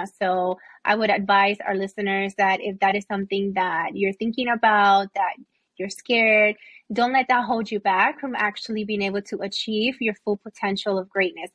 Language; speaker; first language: English; non-native, fluent; Spanish